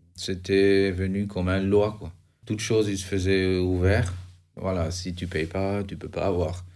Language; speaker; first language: French; non-native, fluent; Albanian